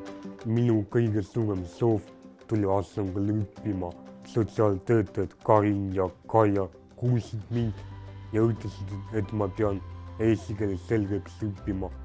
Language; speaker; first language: Estonian; non-native, local second language; Russian